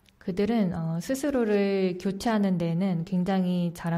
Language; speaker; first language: Korean; native; Korean